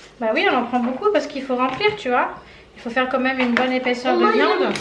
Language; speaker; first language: French; native; French